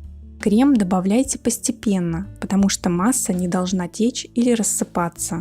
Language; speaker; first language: Russian; native; Russian